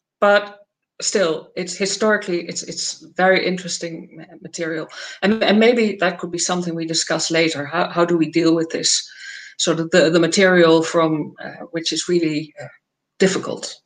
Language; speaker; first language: English; non-native, fluent; Dutch